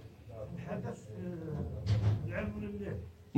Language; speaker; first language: Arabic; non-native, learner; French